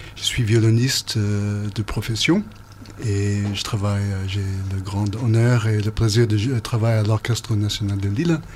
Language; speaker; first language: French; non-native, fluent; Japanese